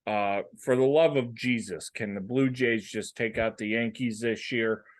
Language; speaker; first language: English; native; English